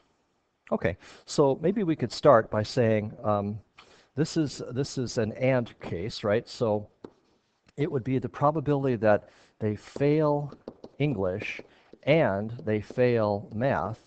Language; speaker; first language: English; native; English